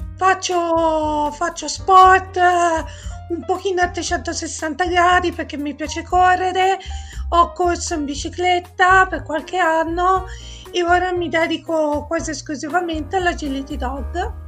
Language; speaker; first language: Italian; native; Italian